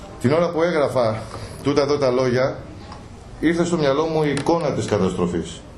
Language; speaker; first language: Greek; native; Greek